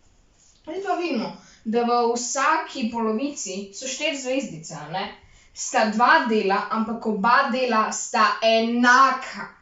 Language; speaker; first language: Slovenian; native; Slovenian